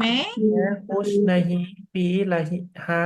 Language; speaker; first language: Hindi; non-native, learner; Thai